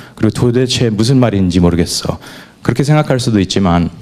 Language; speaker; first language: Korean; non-native, fluent; English